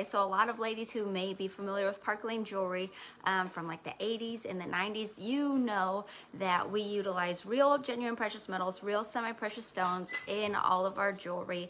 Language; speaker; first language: English; native; English